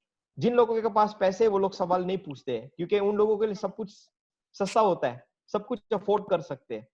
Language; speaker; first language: Hindi; native; Hindi